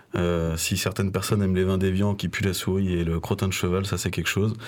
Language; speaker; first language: French; native; French